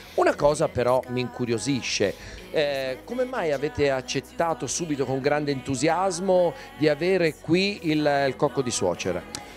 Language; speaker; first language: Italian; native; Italian